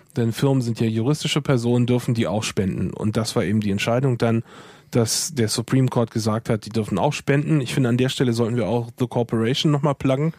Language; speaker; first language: German; native; German